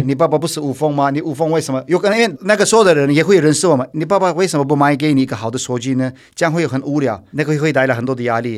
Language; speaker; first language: Chinese; non-native, fluent; Turkish